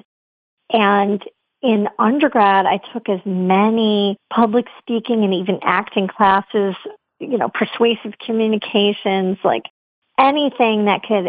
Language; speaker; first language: English; native; English